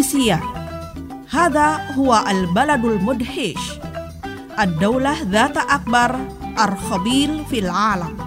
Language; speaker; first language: Arabic; non-native, fluent; Indonesian